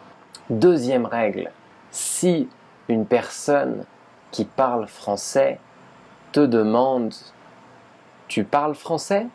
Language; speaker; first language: French; native; French